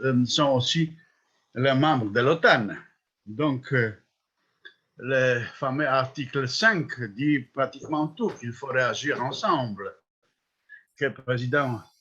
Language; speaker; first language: French; non-native, fluent; Polish